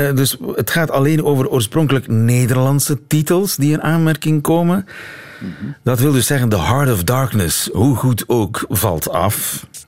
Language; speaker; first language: Dutch; native; Dutch